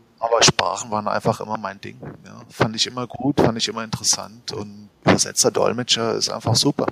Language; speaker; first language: German; native; German